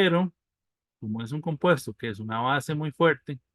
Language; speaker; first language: Spanish; native; Spanish